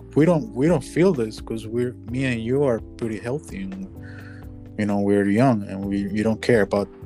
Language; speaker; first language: English; non-native, fluent; Spanish